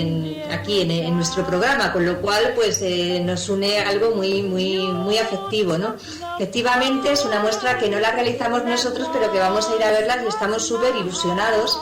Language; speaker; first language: Spanish; native; Spanish